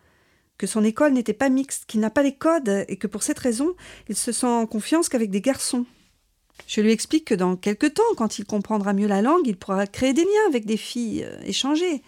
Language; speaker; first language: French; native; French